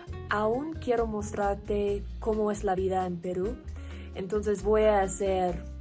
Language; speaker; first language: Spanish; non-native, learner; English